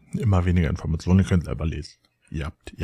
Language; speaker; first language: German; native; German